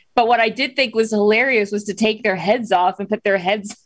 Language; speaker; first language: English; native; English